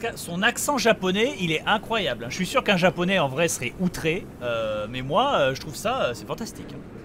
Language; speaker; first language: French; native; French